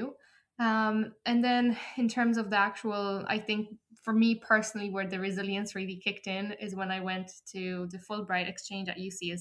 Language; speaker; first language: English; early bilingual, other home language; Polish